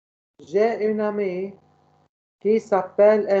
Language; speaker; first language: French; non-native, learner; Arabic